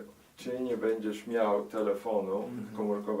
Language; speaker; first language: Polish; early bilingual, heritage; Polish